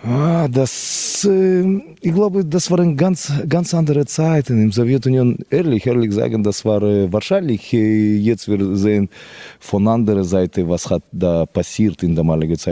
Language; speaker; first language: German; non-native, fluent; Russian